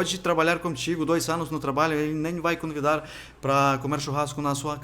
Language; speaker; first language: Portuguese; non-native, fluent; Ukrainian